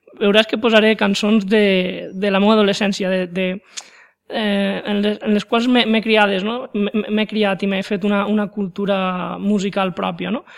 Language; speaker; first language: Catalan; native; Catalan